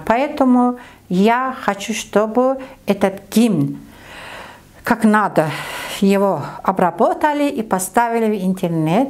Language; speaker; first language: Russian; non-native, learner; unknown